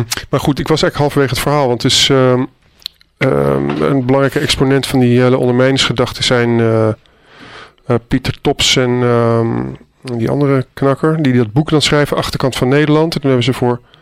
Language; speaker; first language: Dutch; native; Dutch